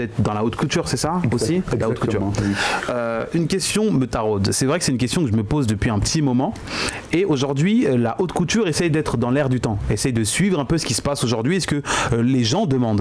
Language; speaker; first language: French; native; French